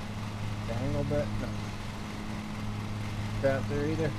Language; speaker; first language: English; native; English